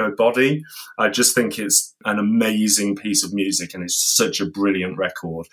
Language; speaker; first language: English; native; English